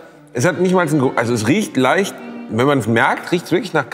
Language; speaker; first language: German; native; German